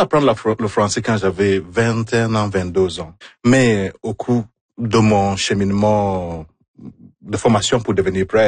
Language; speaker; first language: French; non-native, fluent; Igbo